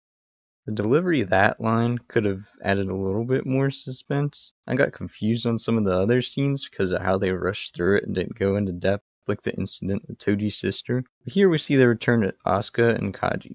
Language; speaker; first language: English; native; English